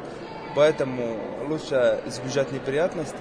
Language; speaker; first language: Russian; non-native, fluent; Arabic